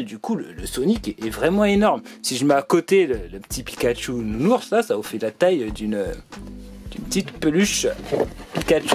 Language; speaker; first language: French; native; French